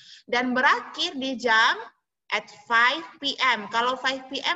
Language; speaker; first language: English; non-native, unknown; Indonesian